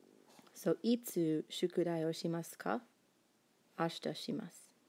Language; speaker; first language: Japanese; non-native, fluent; English